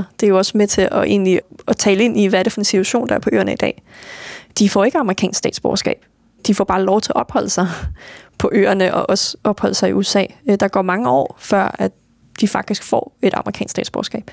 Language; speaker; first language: Danish; native; Danish